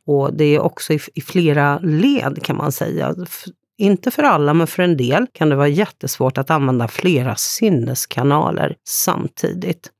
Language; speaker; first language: Swedish; native; Swedish